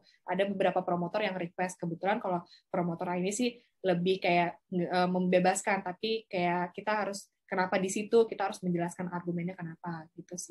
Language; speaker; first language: Indonesian; native; Indonesian